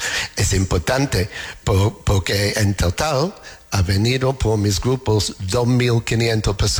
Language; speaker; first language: Spanish; non-native, learner; English